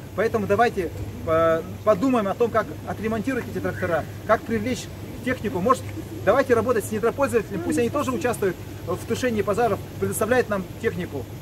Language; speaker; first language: Russian; non-native, local second language; Yakut